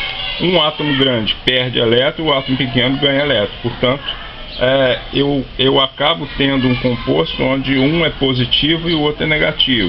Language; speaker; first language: Portuguese; native; Portuguese